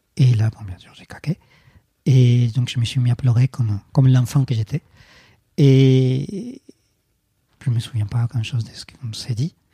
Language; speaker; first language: French; non-native, fluent; Spanish